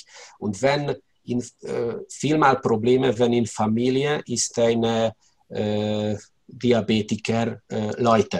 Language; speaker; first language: German; non-native, learner; Hungarian